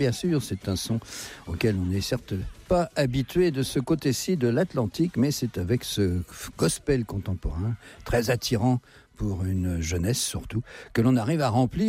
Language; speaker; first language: French; native; French